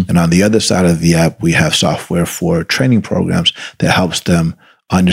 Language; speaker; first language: English; early bilingual, other home language; Spanish